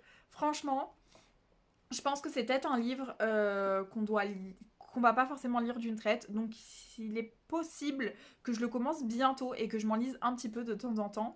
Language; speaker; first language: French; native; French